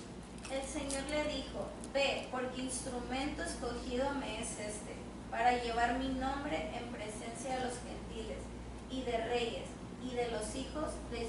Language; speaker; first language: Spanish; native; Spanish